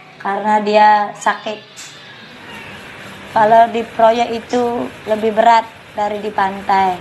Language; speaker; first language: Indonesian; non-native, local second language; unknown